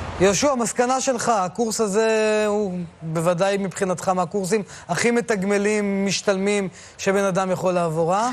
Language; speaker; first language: Hebrew; native; Hebrew